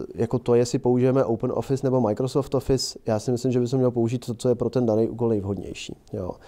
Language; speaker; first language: Czech; native; Czech